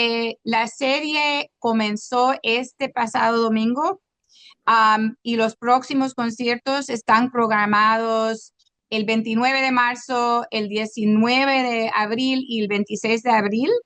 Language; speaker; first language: Spanish; non-native, local second language; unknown